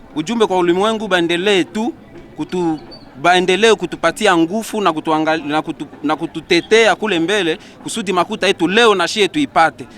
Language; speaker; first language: Swahili; native; Swahili